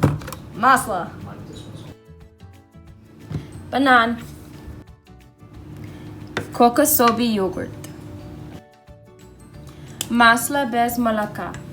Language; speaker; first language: Russian; non-native, learner; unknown